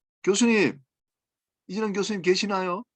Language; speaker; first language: Korean; native; Korean